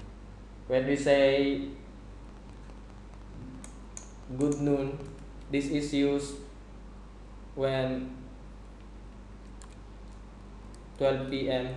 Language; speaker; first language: English; non-native, fluent; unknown